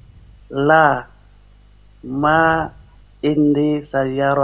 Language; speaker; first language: Arabic; non-native, learner; Indonesian